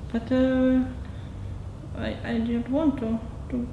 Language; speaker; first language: English; non-native, learner; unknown